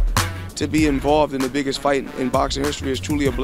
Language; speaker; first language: English; native; English